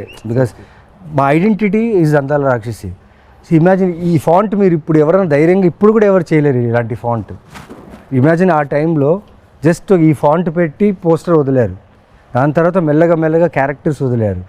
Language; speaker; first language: Telugu; native; Telugu